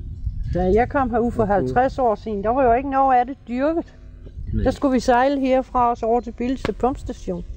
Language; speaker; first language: Danish; native; Danish